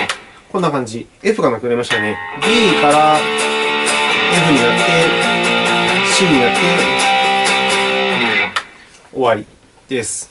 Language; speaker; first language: Japanese; native; Japanese